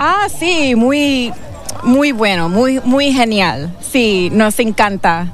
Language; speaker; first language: Spanish; non-native, learner; English